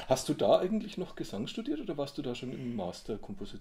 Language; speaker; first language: German; native; German